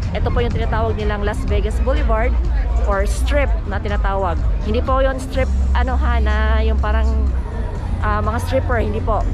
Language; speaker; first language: Filipino; non-native, local second language; Iloko